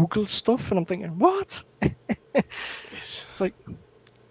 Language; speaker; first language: English; native; English